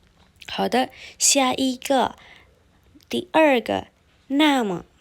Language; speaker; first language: Chinese; non-native, fluent; Indonesian